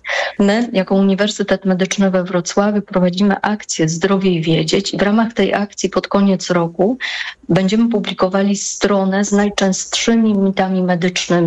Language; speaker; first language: Polish; native; Polish